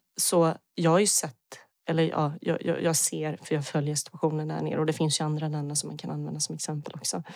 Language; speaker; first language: Swedish; early bilingual, other home language; Bosnian